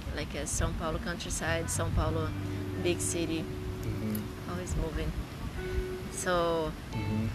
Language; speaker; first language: English; non-native, learner; Portuguese